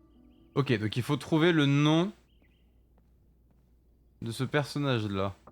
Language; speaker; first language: French; native; French